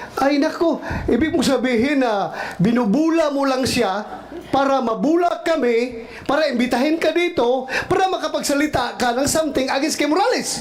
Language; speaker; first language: Filipino; non-native, local second language; Cebuano